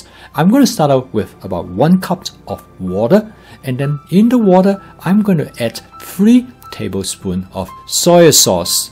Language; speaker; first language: English; non-native, fluent; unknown